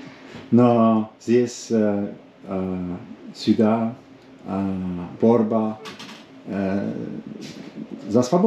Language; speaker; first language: Russian; non-native, learner; Polish